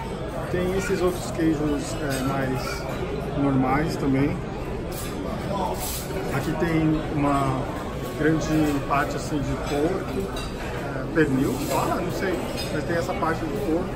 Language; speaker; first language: Portuguese; non-native, fluent; Japanese